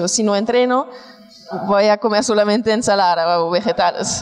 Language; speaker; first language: Spanish; non-native, fluent; German